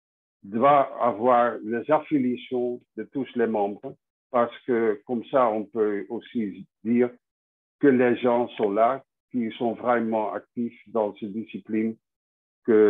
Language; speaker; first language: French; non-native, fluent; Dutch